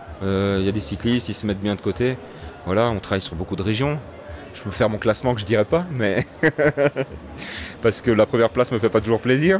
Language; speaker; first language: French; native; French